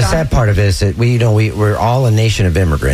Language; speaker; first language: English; native; English